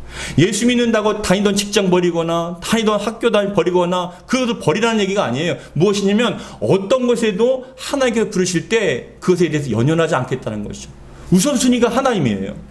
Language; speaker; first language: Korean; native; Korean